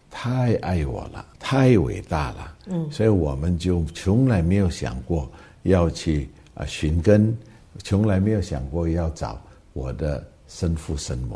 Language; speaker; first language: Chinese; early bilingual, heritage; Hakka Chinese